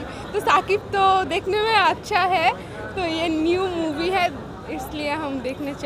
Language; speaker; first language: Hindi; non-native, learner; Bangla